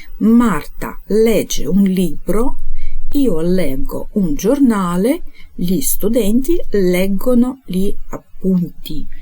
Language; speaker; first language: Italian; non-native, fluent; Ukrainian